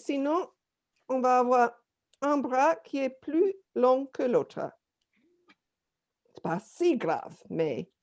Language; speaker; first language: French; non-native, fluent; English